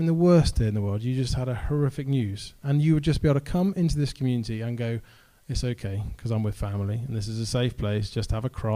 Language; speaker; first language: English; native; English